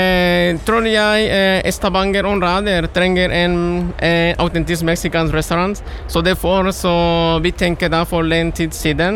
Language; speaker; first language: Norwegian; non-native, learner; Spanish